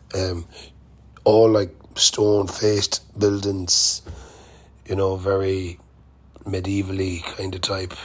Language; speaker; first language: English; native; English